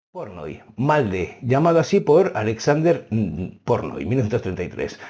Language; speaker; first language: Spanish; native; Spanish